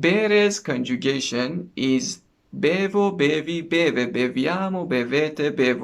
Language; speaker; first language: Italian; non-native, learner; Persian